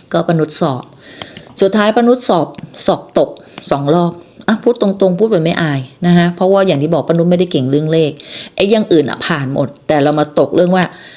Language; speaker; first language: Thai; native; Thai